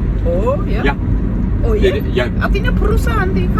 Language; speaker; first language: Indonesian; non-native, fluent; German